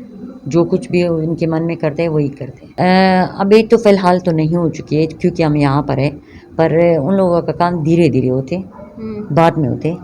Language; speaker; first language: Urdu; non-native, local second language; Persian